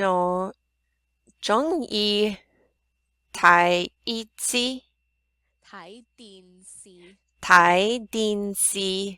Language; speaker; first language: Cantonese; non-native, learner; English